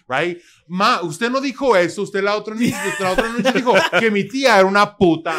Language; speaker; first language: Spanish; early bilingual, heritage; Spanish